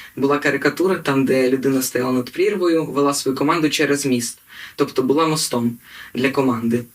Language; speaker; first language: Ukrainian; native; Ukrainian